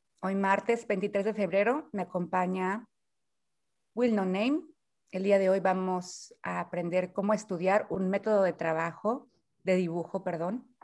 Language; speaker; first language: Spanish; native; Spanish